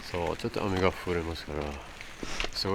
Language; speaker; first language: Japanese; non-native, fluent; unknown